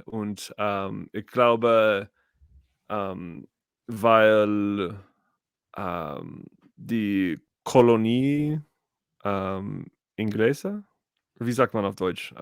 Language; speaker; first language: German; non-native, learner; English